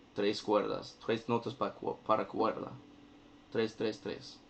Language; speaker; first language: Spanish; non-native, learner; English